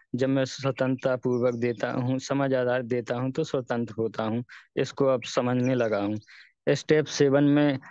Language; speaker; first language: Hindi; native; Hindi